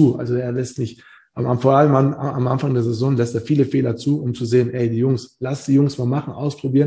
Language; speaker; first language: German; native; German